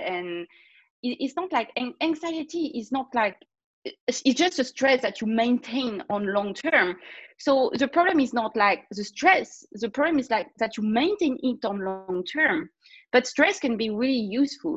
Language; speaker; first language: English; non-native, fluent; French